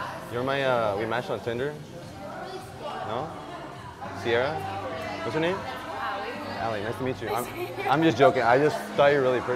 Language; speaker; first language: English; early bilingual, other home language; Spanish